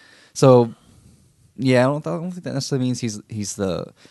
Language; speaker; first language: English; native; English